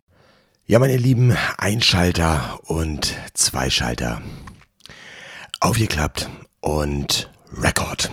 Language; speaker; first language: German; native; German